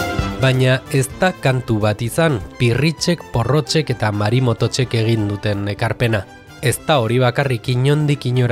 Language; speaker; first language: Basque; native; Basque